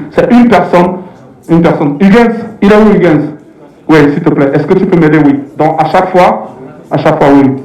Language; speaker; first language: French; non-native, local second language; Lingala